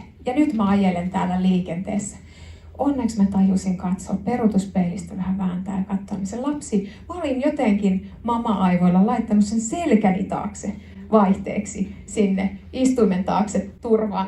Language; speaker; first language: Finnish; native; Finnish